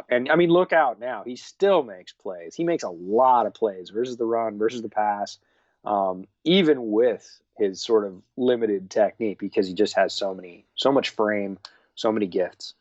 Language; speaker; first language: English; native; English